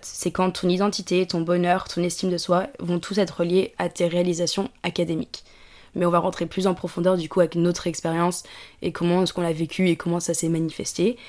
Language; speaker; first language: French; native; French